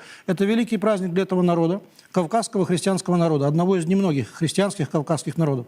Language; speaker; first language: Russian; native; Russian